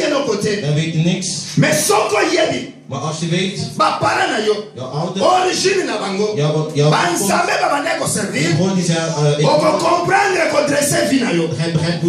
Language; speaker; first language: Dutch; non-native, learner; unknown